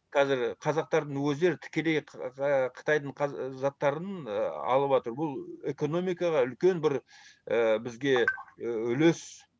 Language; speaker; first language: Kazakh; early bilingual, heritage; Kazakh